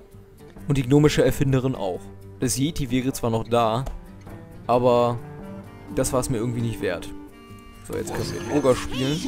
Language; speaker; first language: German; native; German